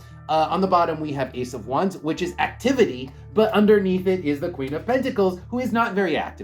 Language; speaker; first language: English; native; English